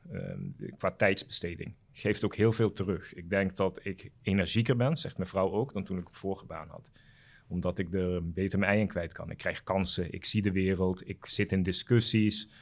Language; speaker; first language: Dutch; non-native, local second language; Papiamento